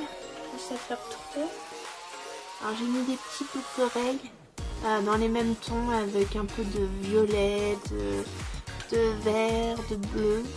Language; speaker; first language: French; native; French